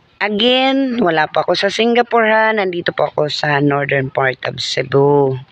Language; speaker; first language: Filipino; non-native, local second language; Waray